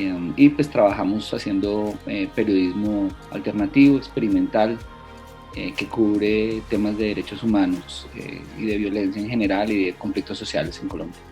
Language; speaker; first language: Spanish; native; Spanish